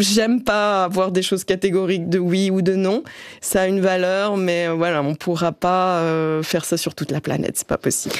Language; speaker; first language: French; native; French